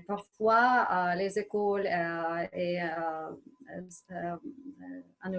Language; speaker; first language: French; non-native, learner; Ukrainian